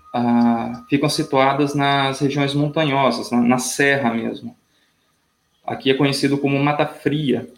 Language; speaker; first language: Portuguese; native; Portuguese